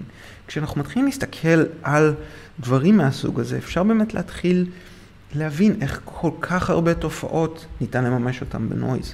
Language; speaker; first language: Hebrew; native; Hebrew